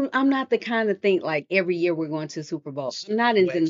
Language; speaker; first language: English; native; English